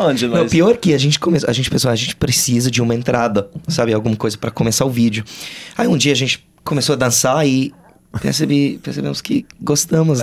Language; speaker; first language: Portuguese; non-native, fluent; English